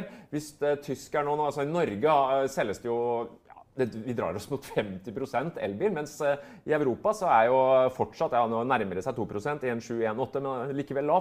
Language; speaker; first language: Norwegian; native; Norwegian